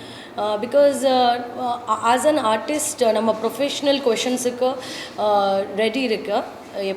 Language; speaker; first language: Tamil; non-native, learner; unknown